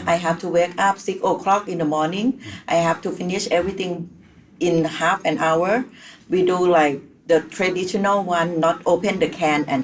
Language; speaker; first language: English; non-native, learner; Thai